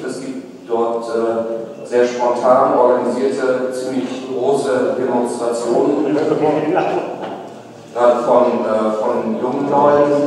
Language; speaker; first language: German; native; German